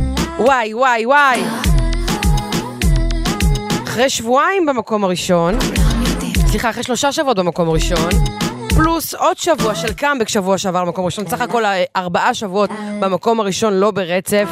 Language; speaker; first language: Hebrew; native; Hebrew